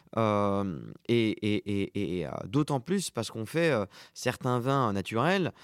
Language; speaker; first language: French; non-native, local second language; Arabic